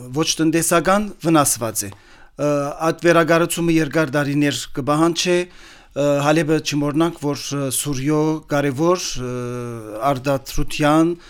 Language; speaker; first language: Armenian; early bilingual, heritage; Armenian